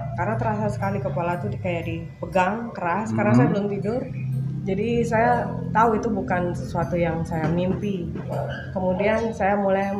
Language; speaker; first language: Indonesian; native; Indonesian